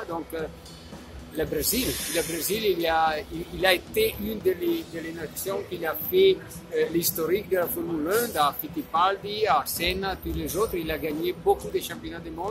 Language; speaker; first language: French; non-native, learner; Italian